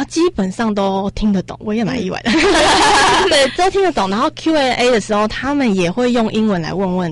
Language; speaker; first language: Chinese; native; Chinese